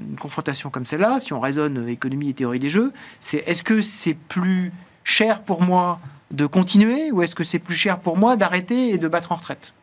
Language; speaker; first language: French; native; French